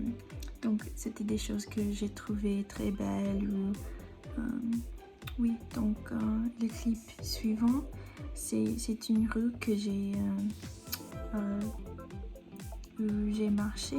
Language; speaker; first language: French; non-native, learner; English